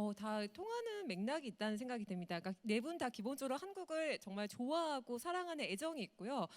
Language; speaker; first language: Korean; native; Korean